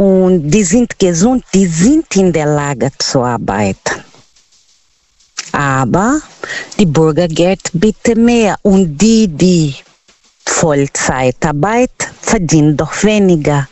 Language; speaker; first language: German; non-native, learner; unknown